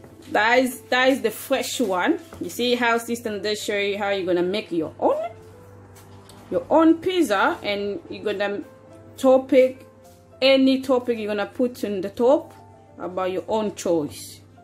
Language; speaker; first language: English; non-native, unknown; Lingala